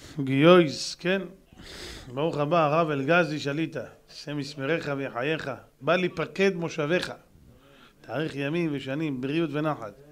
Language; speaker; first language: Hebrew; native; Hebrew